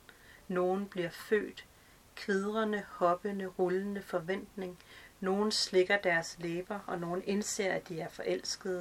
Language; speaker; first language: Danish; native; Danish